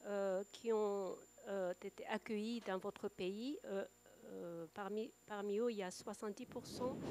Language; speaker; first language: French; non-native, fluent; Japanese